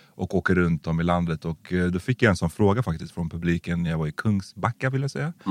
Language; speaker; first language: Swedish; early bilingual, other home language; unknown